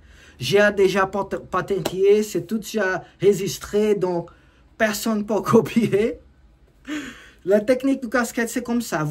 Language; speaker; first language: French; non-native, learner; Portuguese